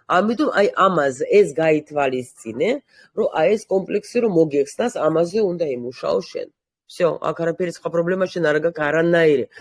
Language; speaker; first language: Georgian; early bilingual, heritage; Georgian